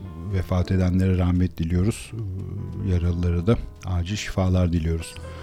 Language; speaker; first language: Turkish; native; Turkish